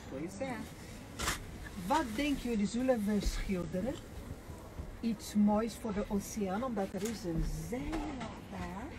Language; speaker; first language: Dutch; non-native, learner; Portuguese